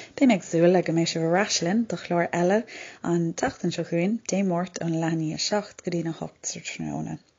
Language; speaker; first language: Irish; non-native, local second language; English